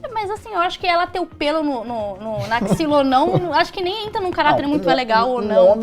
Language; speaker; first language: Portuguese; native; Portuguese